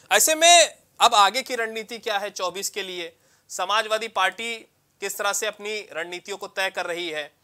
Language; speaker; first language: Hindi; native; Hindi